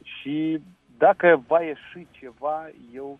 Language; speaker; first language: Romanian; non-native, local second language; Russian